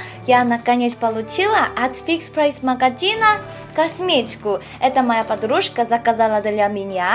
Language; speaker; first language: Russian; non-native, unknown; Korean